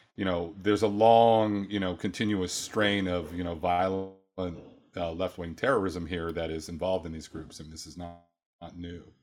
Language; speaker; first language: English; native; English